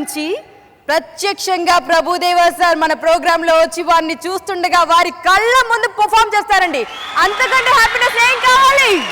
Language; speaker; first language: Telugu; native; Telugu